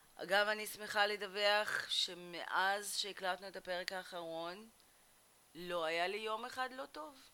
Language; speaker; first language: Hebrew; early bilingual, other home language; Russian